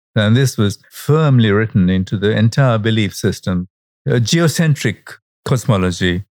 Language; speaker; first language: English; non-native, local second language; Sinhala